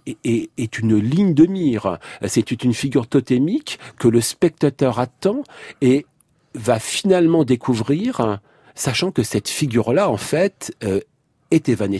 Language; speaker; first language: French; native; French